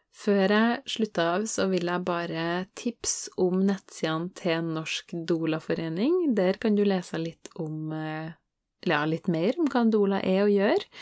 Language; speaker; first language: Norwegian; native; Norwegian